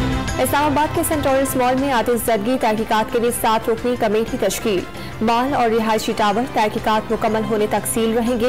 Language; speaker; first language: Urdu; native; Urdu